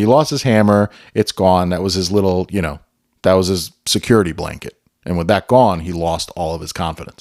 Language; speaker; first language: English; native; English